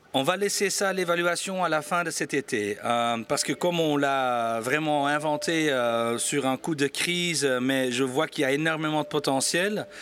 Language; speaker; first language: French; native; French